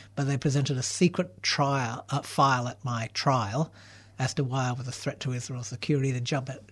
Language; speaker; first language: English; native; English